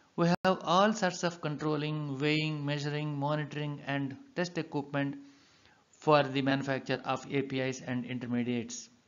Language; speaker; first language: English; non-native, local second language; Telugu